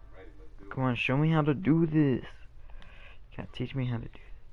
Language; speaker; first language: English; native; English